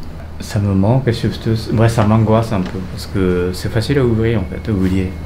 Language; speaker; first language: French; non-native, fluent; Japanese